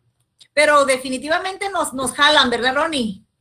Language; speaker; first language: Spanish; native; Spanish